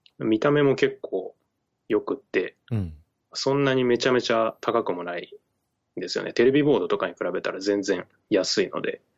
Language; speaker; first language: Japanese; native; Japanese